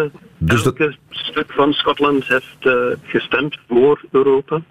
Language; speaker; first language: Dutch; non-native, fluent; English